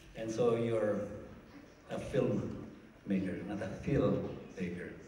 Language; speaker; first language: English; non-native, local second language; Filipino